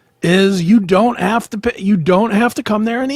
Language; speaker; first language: English; native; English